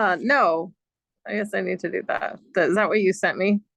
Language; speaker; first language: English; native; English